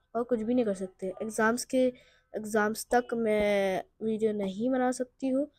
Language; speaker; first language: Hindi; non-native, local second language; Urdu